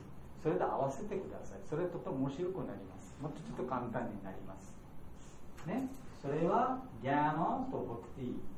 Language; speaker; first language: Japanese; non-native, learner; Bangla